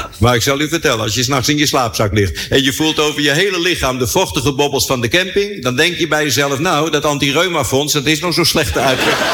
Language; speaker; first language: Dutch; native; Dutch